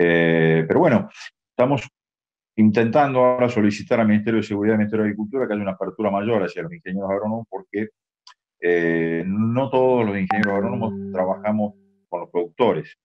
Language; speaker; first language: Spanish; native; Spanish